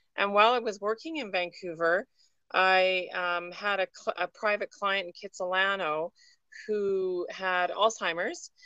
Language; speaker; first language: English; native; English